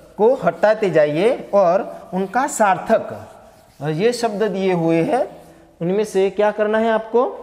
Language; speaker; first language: Hindi; non-native, local second language; Gujarati